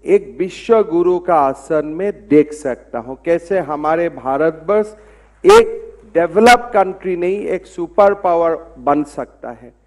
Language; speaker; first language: Hindi; non-native, local second language; Assamese